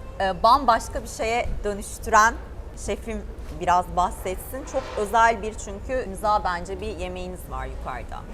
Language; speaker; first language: Turkish; native; Turkish